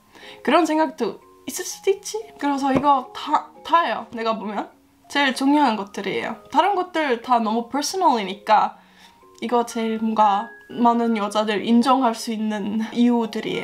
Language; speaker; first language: Korean; non-native, fluent; Estonian